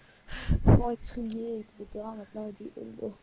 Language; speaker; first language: French; native; French